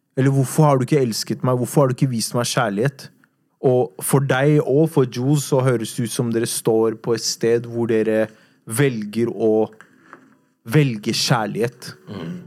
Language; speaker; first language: Norwegian; native; Norwegian